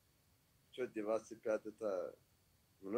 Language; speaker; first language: Russian; non-native, learner; Persian